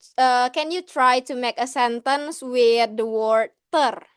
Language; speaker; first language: English; non-native, learner; Indonesian